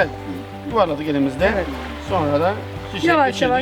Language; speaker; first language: Turkish; native; Turkish